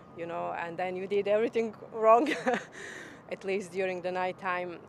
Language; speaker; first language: English; non-native, learner; Croatian